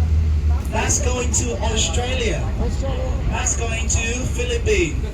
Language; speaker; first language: English; non-native, fluent; Vietnamese